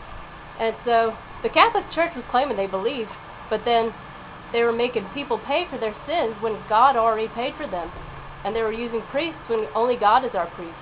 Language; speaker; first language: English; native; English